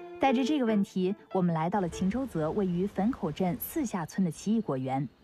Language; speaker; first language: Chinese; native; Chinese